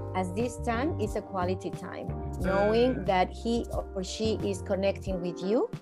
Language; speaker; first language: English; non-native, fluent; Spanish